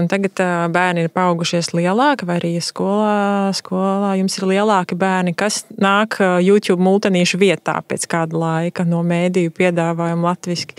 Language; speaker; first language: Latvian; native; Latvian